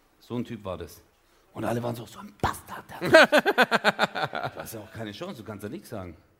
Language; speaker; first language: German; early bilingual, other home language; Turkish